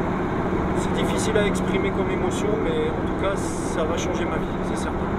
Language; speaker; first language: French; native; French